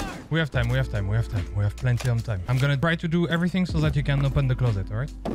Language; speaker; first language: English; non-native, fluent; French